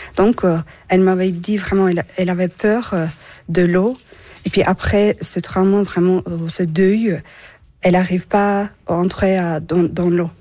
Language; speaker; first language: French; non-native, fluent; Turkish